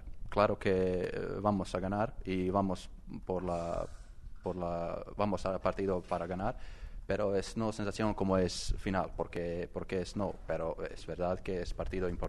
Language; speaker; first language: Spanish; non-native, learner; Croatian